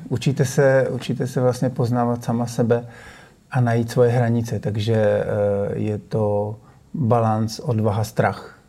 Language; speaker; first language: Czech; native; Czech